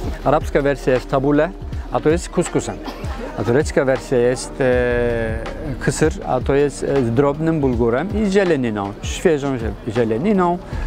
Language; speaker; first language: Polish; non-native, fluent; Turkish